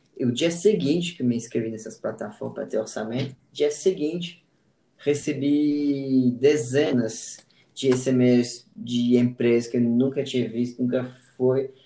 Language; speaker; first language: Portuguese; non-native, fluent; French